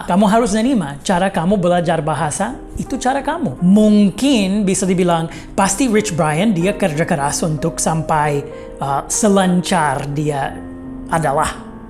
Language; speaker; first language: Indonesian; non-native, fluent; English